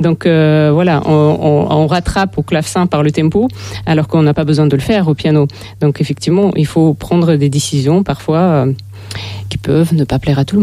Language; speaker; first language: French; non-native, fluent; Russian